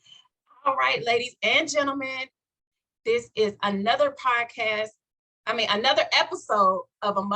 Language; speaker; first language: English; native; English